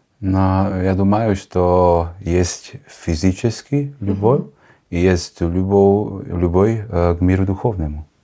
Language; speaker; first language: Russian; non-native, learner; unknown